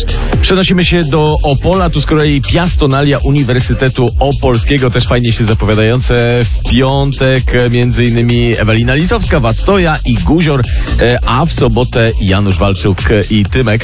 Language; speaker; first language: Polish; native; Polish